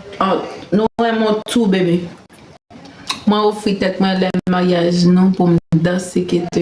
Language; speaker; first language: French; non-native, learner; Haitian Creole